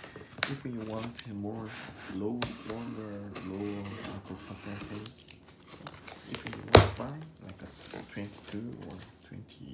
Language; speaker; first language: English; non-native, learner; Korean